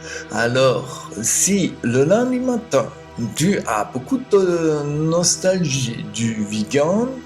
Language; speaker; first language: French; non-native, learner; German